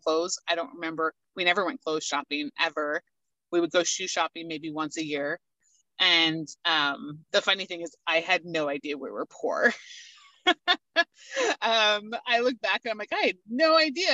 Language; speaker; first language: English; native; English